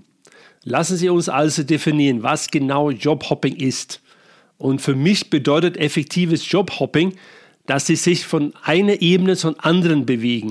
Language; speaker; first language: German; non-native, fluent; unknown